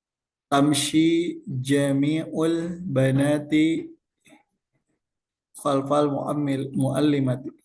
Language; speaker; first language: Arabic; non-native, fluent; Indonesian